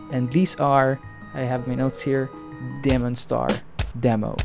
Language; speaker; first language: English; non-native, local second language; Hiligaynon